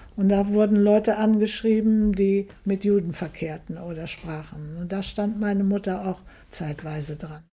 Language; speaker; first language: German; native; German